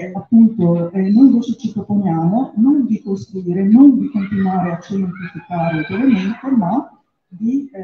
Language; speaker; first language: Italian; native; Italian